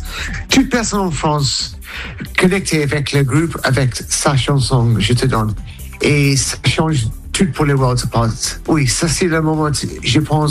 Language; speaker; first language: French; non-native, learner; English